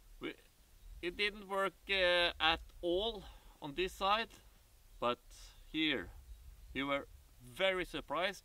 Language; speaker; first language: English; non-native, fluent; Norwegian